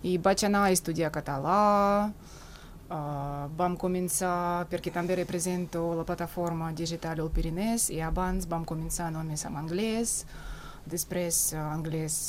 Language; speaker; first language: Catalan; non-native, fluent; Russian